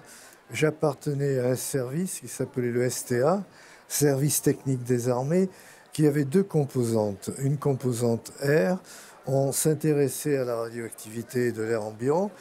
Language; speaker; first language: French; native; French